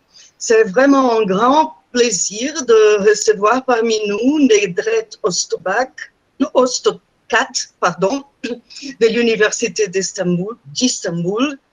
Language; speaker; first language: French; non-native, fluent; Portuguese